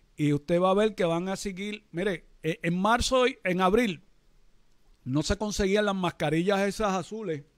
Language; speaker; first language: Spanish; native; Spanish